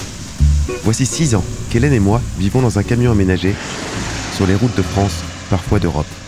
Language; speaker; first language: French; native; French